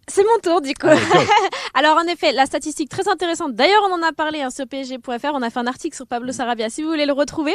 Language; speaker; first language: French; native; French